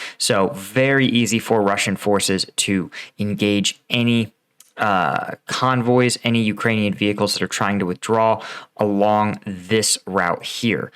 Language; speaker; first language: English; native; English